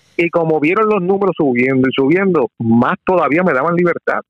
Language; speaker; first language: Spanish; native; Spanish